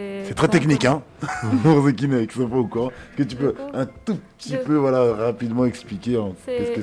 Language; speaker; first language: French; native; French